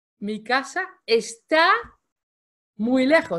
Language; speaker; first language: Spanish; non-native, fluent; Dutch